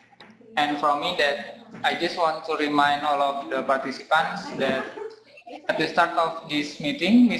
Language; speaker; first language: English; non-native, learner; Indonesian